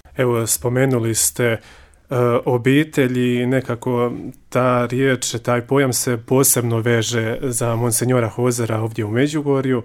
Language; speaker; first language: Croatian; native; Croatian